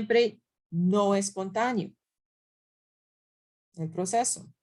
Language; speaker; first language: Spanish; non-native, fluent; English